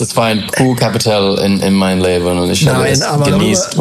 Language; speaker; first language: German; non-native, learner; English